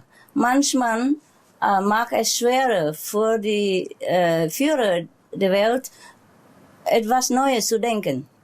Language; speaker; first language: German; non-native, learner; Vietnamese